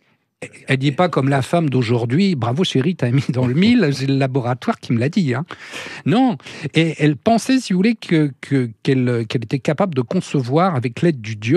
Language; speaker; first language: French; native; French